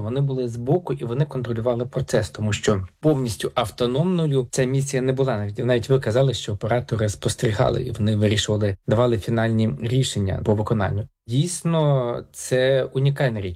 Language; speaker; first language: Ukrainian; native; Ukrainian